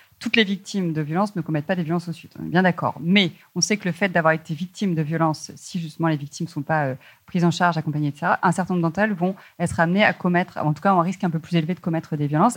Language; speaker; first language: French; native; French